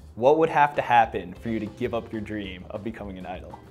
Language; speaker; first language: English; native; English